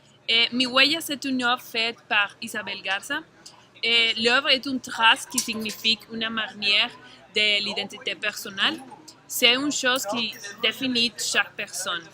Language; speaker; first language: French; non-native, learner; Spanish